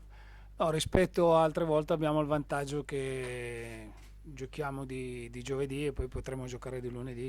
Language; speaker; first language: Italian; native; Italian